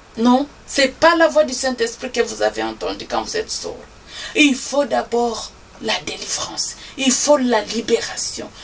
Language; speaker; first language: French; non-native, local second language; Swahili